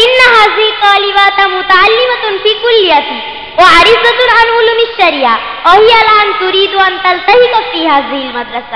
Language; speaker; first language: Arabic; non-native, learner; Bangla